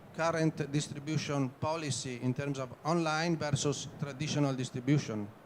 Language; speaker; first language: English; non-native, fluent; Italian